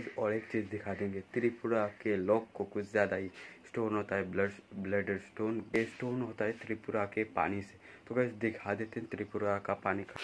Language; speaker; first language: Hindi; non-native, local second language; Bangla